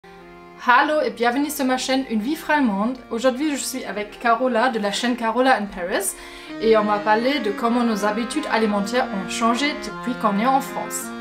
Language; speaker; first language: French; non-native, fluent; German